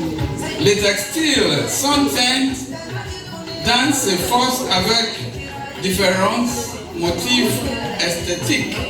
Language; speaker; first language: French; non-native, learner; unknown